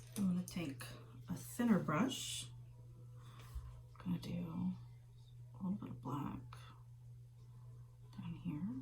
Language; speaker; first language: English; native; English